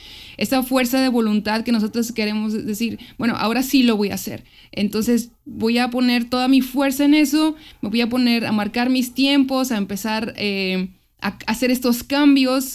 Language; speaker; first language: Spanish; native; Spanish